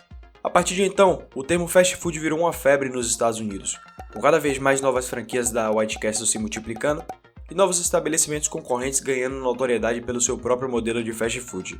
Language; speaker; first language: Portuguese; native; Portuguese